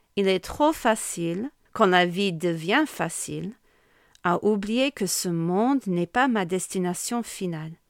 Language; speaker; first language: French; non-native, fluent; English